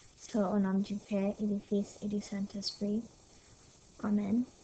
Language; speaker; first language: French; non-native, fluent; English